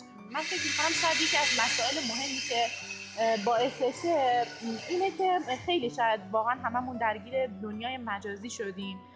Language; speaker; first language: Persian; native; Persian